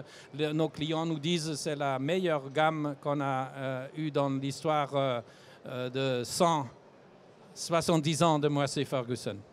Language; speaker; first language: French; non-native, fluent; German